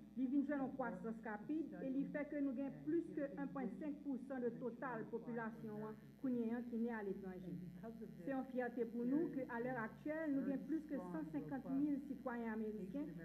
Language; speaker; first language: Haitian Creole; non-native, learner; English